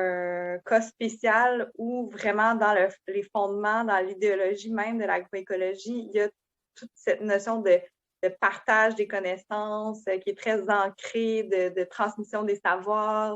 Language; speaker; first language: French; native; French